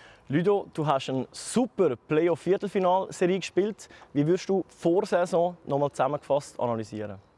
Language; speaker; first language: German; native; German